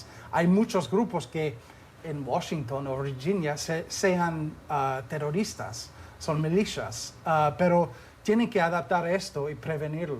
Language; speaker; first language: Spanish; non-native, fluent; English